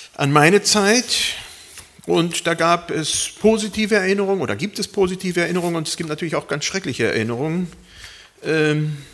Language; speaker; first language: German; early bilingual, other home language; Spanish